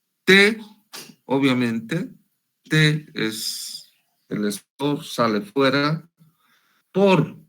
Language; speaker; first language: Spanish; native; Spanish